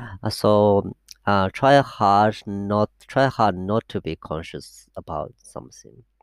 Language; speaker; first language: English; non-native, fluent; Japanese